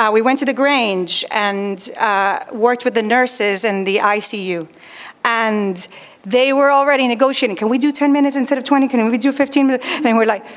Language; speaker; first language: English; non-native, fluent; Spanish